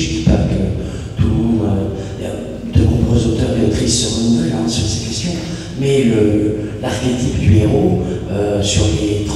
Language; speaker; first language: French; native; French